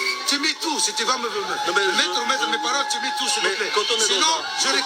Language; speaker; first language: French; non-native, local second language; Arabic